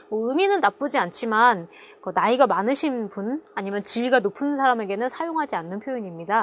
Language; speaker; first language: Korean; native; Korean